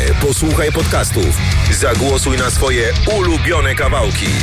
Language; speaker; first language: Polish; native; Polish